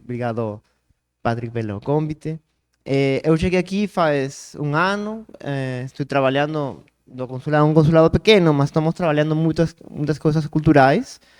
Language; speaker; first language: Portuguese; non-native, learner; Spanish